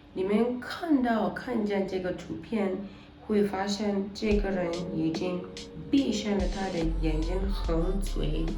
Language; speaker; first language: Chinese; non-native, learner; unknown